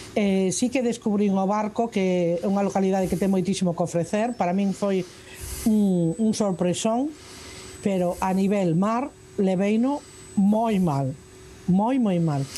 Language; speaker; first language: Galician; non-native, local second language; Spanish